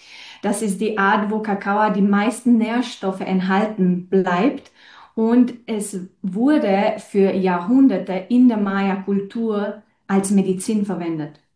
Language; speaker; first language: German; non-native, fluent; Romanian